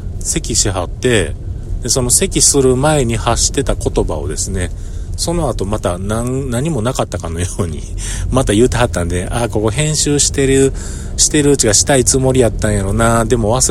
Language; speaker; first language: Japanese; native; Japanese